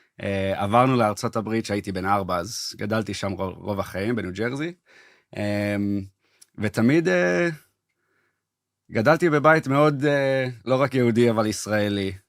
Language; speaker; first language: Hebrew; early bilingual, heritage; English